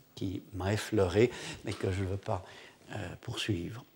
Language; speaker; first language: French; non-native, fluent; English